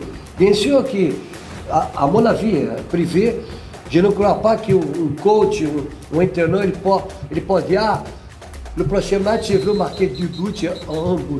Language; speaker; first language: French; non-native, fluent; Portuguese